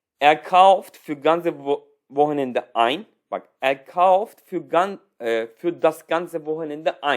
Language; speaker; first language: German; non-native, fluent; Turkish